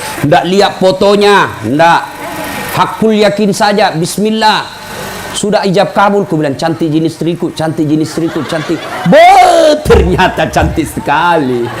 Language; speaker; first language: Indonesian; non-native, local second language; Buginese